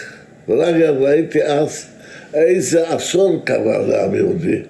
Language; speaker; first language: Hebrew; non-native, fluent; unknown